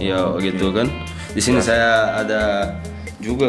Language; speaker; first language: Indonesian; non-native, fluent; Portuguese